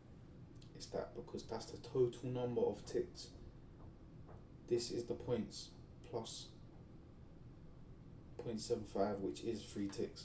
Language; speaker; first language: English; native; English